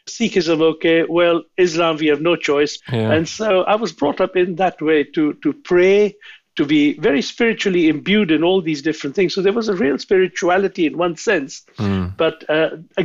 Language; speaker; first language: English; non-native, local second language; Sindhi